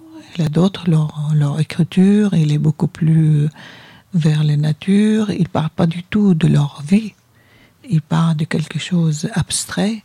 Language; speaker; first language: French; non-native, fluent; Arabic